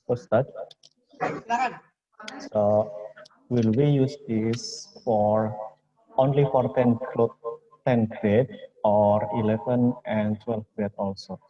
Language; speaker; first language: English; non-native, fluent; Indonesian